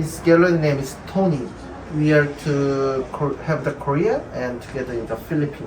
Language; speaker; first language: English; non-native, learner; Korean